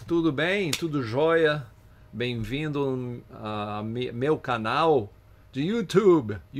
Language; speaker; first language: Portuguese; non-native, fluent; English